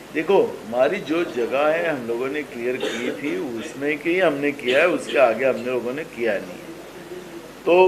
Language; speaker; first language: Hindi; non-native, local second language; Marathi